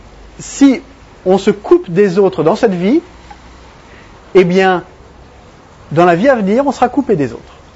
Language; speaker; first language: French; native; French